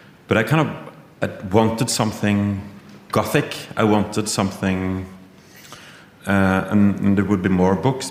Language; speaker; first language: English; non-native, fluent; Norwegian